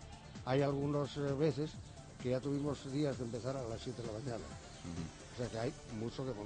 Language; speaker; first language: Spanish; native; Spanish